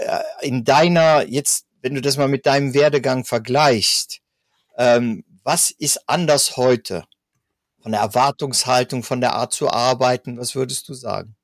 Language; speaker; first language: German; native; German